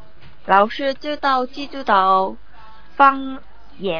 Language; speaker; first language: Chinese; non-native, learner; Korean